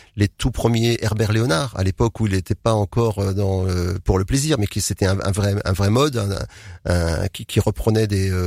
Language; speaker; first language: French; native; French